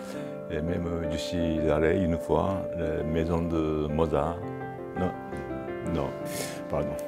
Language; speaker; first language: French; non-native, fluent; Japanese